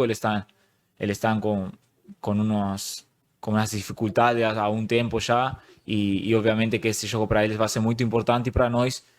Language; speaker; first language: Portuguese; non-native, fluent; Spanish